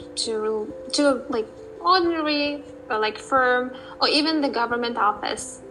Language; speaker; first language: English; non-native, fluent; Uzbek